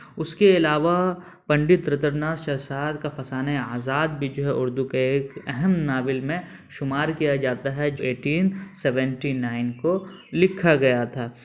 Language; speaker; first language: Urdu; native; Urdu